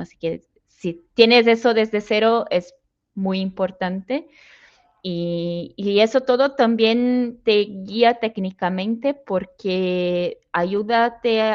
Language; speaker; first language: Spanish; non-native, fluent; Portuguese